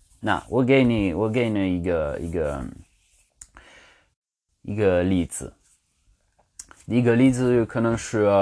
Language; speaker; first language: Chinese; non-native, learner; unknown